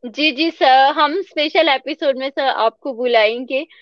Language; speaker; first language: Hindi; native; Hindi